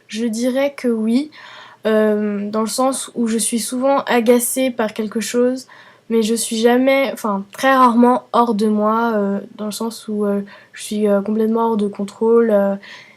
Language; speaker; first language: French; early bilingual, other home language; Vietnamese